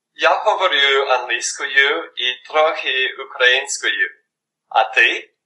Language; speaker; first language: Ukrainian; non-native, learner; English